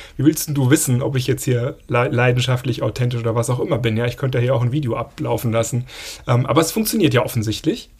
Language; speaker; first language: German; native; German